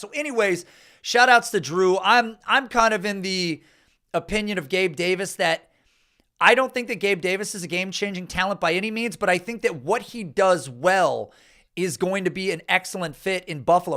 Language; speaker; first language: English; native; English